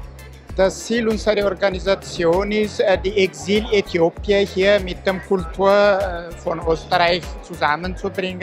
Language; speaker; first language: German; non-native, fluent; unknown